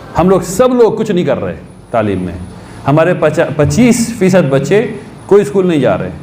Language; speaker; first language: Urdu; native; Urdu